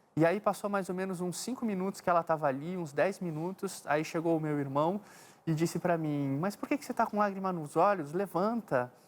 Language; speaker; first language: Portuguese; native; Portuguese